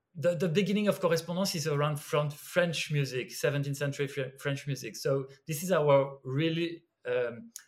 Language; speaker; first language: English; non-native, fluent; French